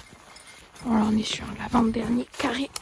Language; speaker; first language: French; native; French